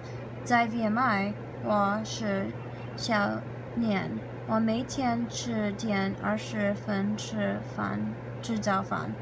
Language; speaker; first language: Chinese; non-native, learner; English